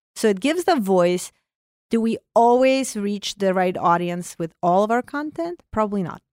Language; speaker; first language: English; non-native, fluent; Russian